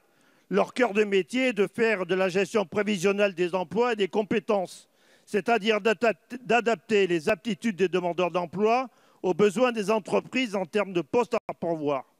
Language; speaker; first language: French; native; French